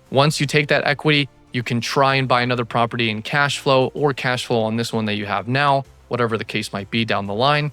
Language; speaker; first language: English; native; English